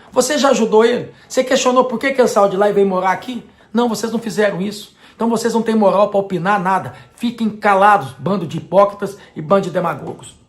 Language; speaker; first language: Portuguese; native; Portuguese